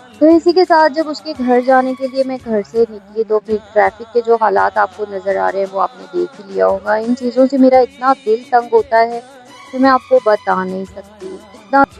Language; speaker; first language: Urdu; native; Urdu